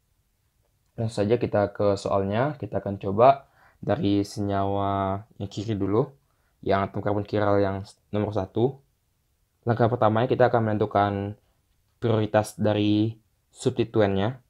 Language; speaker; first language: Indonesian; native; Indonesian